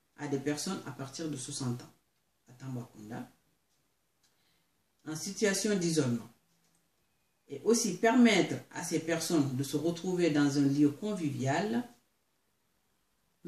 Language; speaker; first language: French; non-native, local second language; Mandingo